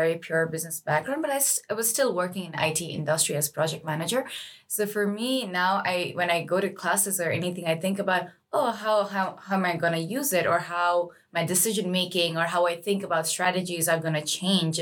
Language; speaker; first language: English; non-native, local second language; Nepali